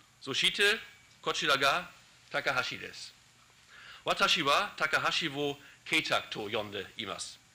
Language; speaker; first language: Japanese; non-native, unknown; German